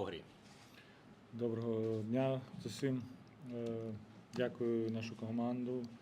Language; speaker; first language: Ukrainian; non-native, fluent; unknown